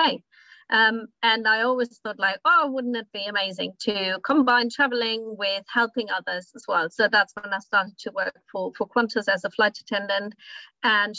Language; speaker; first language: English; non-native, fluent; German